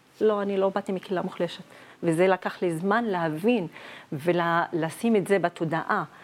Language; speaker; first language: Hebrew; non-native, local second language; Arabic